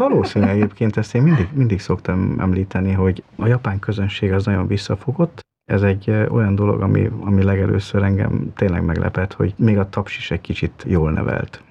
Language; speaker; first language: Hungarian; native; Hungarian